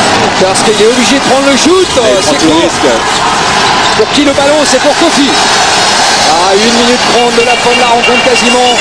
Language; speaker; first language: French; native; French